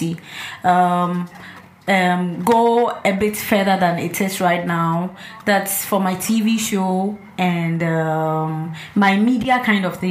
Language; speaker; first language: English; non-native, local second language; Ewe